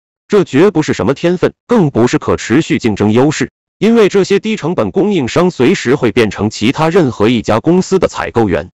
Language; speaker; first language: Chinese; native; Chinese